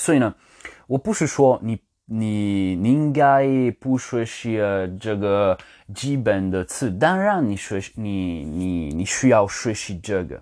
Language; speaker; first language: Chinese; non-native, learner; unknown